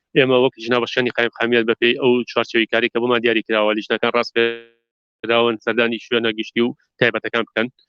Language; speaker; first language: Central Kurdish; native; Central Kurdish